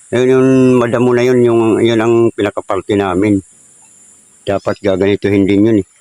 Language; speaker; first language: Filipino; non-native, local second language; Waray